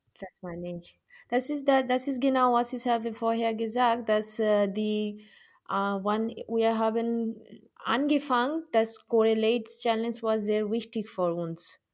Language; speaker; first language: German; non-native, learner; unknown